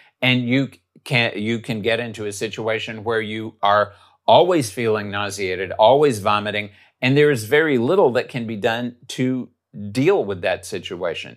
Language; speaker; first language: English; native; English